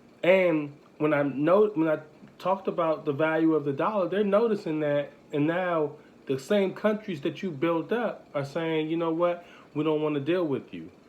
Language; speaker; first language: English; native; English